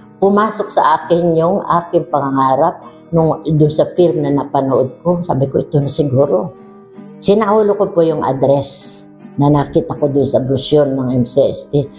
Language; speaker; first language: Filipino; non-native, local second language; Bikol